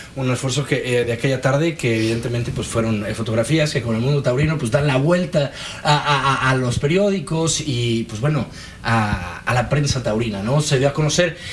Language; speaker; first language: Spanish; native; Spanish